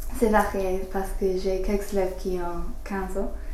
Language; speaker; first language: French; non-native, learner; English